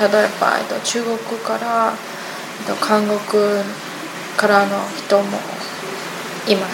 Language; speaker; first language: Japanese; non-native, learner; Chinese